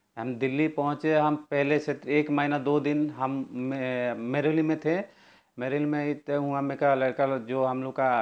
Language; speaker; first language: Hindi; non-native, local second language; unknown